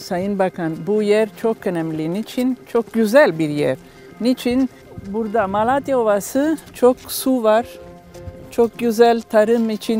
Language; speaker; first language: Turkish; non-native, learner; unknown